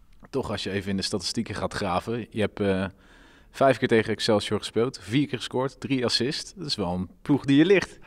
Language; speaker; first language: Dutch; native; Dutch